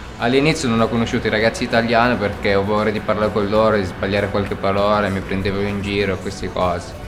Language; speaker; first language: Italian; early bilingual, other home language; Arabic